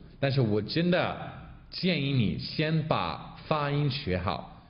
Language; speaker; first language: Chinese; non-native, fluent; English